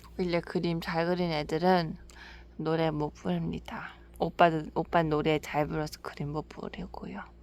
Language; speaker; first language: Korean; early bilingual, heritage; English